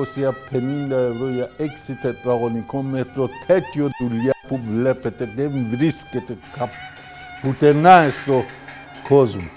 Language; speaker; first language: Greek; non-native, learner; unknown